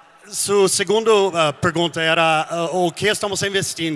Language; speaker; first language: Portuguese; non-native, fluent; English